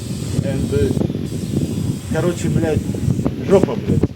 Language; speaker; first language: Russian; native; Russian